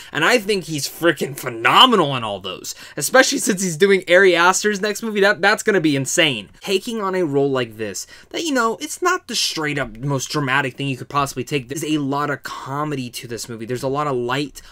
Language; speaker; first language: English; native; English